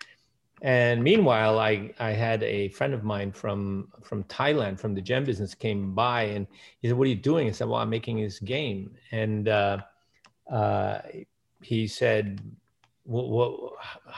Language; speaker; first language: English; early bilingual, other home language; Dutch